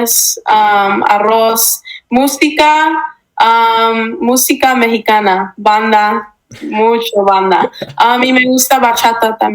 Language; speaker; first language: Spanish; early bilingual, heritage; English